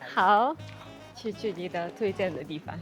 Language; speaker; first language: Chinese; non-native, fluent; Japanese